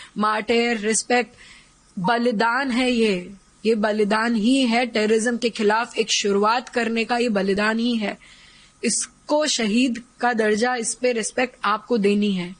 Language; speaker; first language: Hindi; native; Hindi